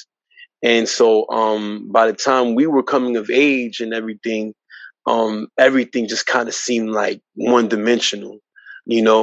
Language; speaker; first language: English; native; English